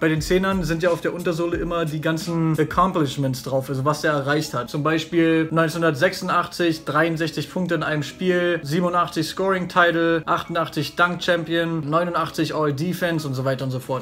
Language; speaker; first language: German; native; German